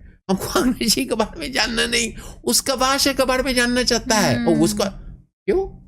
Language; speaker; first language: Hindi; non-native, fluent; English